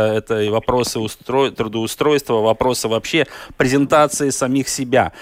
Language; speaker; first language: Russian; native; Russian